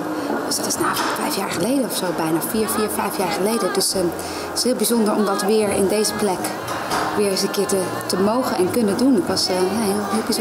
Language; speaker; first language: Dutch; native; Dutch